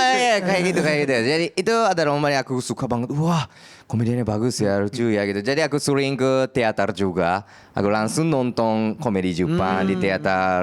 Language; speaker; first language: Indonesian; non-native, learner; Japanese